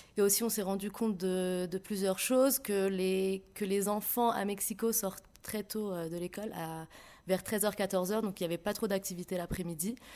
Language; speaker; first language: French; native; French